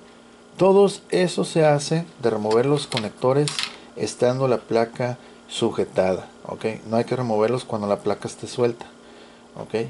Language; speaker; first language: Spanish; native; Spanish